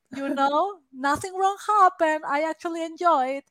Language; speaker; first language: English; non-native, fluent; Spanish